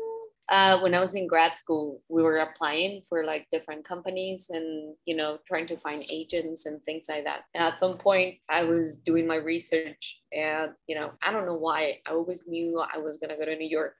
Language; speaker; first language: English; non-native, fluent; Spanish